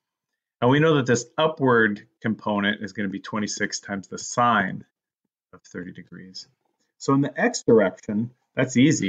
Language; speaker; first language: English; native; English